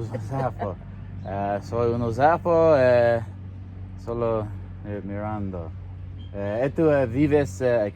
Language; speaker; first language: Spanish; non-native, learner; English